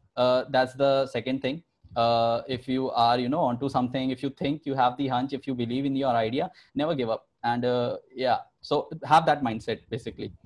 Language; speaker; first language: English; non-native, local second language; Hindi